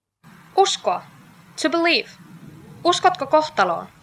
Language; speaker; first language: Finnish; native; Finnish